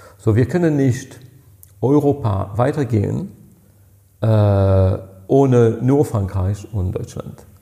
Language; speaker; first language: German; non-native, fluent; French